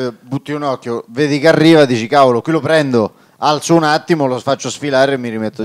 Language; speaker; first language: Italian; native; Italian